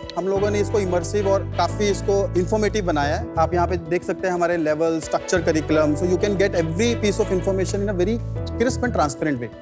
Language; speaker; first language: Hindi; native; Hindi